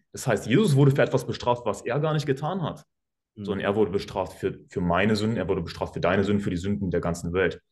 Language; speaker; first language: German; native; German